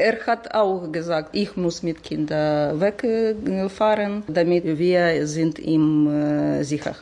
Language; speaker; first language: German; non-native, learner; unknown